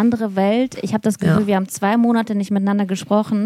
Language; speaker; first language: German; early bilingual, other home language; Russian